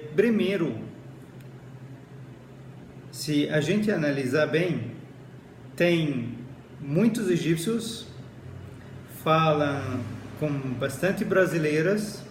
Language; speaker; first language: Portuguese; non-native, fluent; Arabic